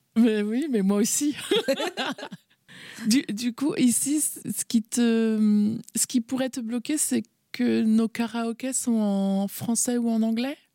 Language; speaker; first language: French; native; French